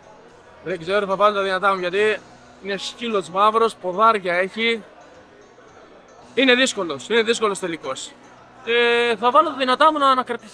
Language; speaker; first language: Greek; native; Greek